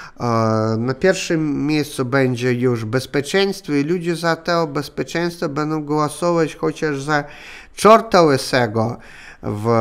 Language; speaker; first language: Polish; non-native, learner; Russian